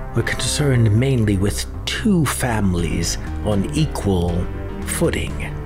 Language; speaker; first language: English; native; English